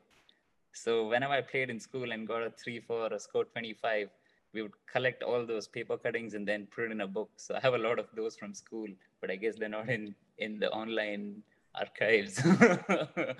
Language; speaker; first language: English; non-native, local second language; Kannada